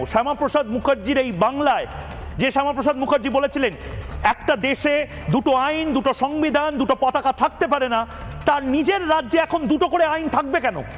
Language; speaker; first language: Bangla; native; Bangla